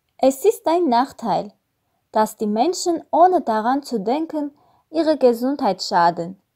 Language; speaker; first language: German; non-native, learner; Russian